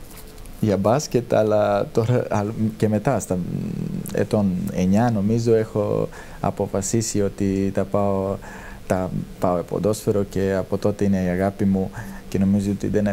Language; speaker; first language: Greek; non-native, fluent; Serbian